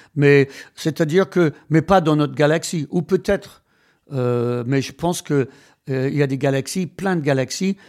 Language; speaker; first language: French; non-native, fluent; English